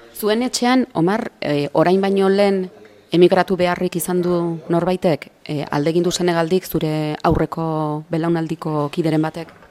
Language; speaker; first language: Basque; native; Basque